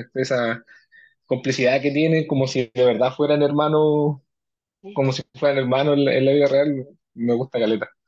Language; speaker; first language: Spanish; native; Spanish